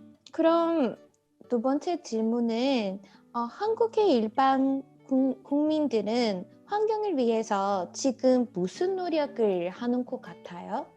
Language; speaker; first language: Korean; non-native, fluent; English